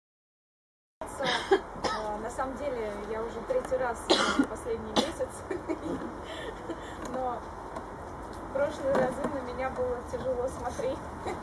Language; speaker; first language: Russian; native; Russian